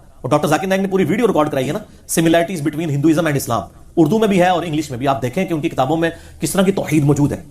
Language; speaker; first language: Urdu; non-native, local second language; Punjabi